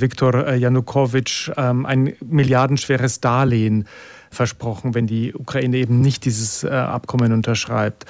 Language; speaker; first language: German; native; German